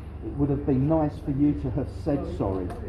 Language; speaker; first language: English; native; English